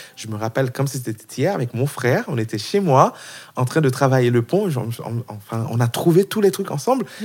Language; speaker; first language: French; non-native, local second language; Haitian Creole